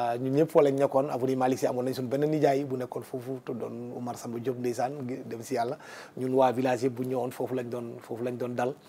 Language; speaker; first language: Wolof; non-native, local second language; Fula